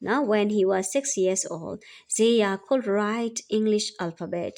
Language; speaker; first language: English; non-native, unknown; Burmese